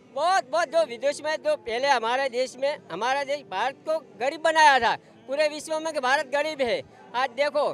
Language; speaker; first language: Hindi; non-native, local second language; Gujarati